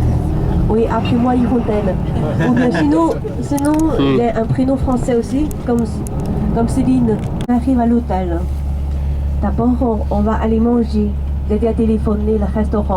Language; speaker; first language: French; non-native, learner; Chinese